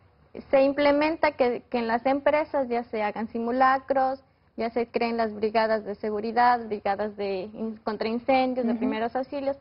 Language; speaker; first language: Spanish; native; Spanish